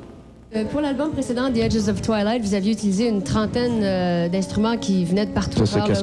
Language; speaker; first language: French; native; French